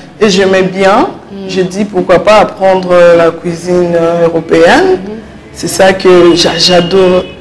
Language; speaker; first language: French; non-native, local second language; Lingala